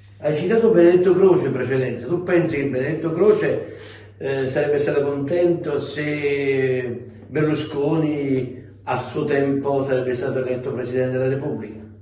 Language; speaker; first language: Italian; native; Italian